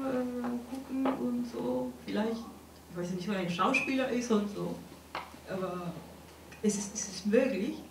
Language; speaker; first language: German; non-native, learner; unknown